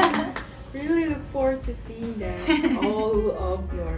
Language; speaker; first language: English; non-native, learner; Korean